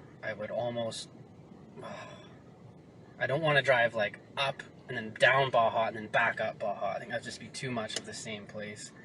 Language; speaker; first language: English; native; English